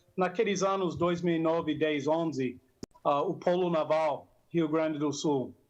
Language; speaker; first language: Portuguese; non-native, fluent; English